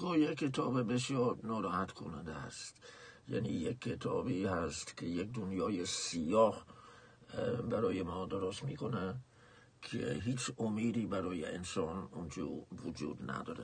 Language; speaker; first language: Persian; non-native, fluent; Dutch